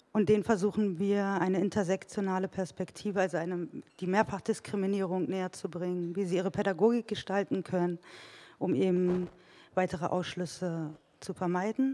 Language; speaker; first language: German; early bilingual, other home language; Turkish